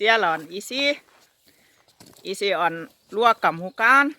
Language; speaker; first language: Finnish; non-native, learner; Thai